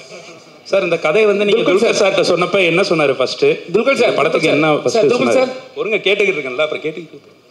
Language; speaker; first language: Tamil; native; Tamil